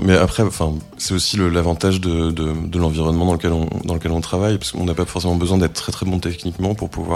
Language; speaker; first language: French; native; French